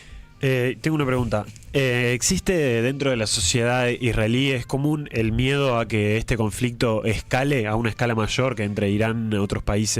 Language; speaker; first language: Spanish; native; Spanish